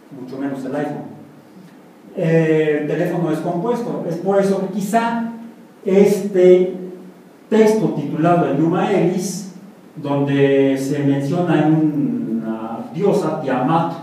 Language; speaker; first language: Spanish; native; Spanish